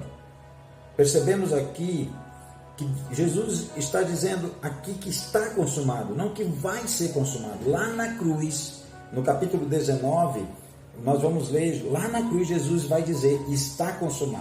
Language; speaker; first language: Portuguese; native; Portuguese